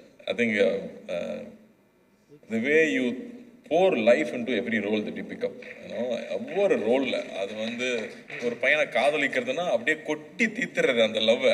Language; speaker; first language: Tamil; native; Tamil